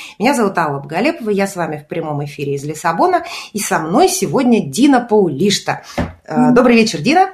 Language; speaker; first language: Russian; native; Russian